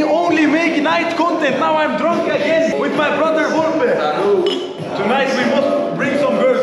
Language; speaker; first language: English; non-native, fluent; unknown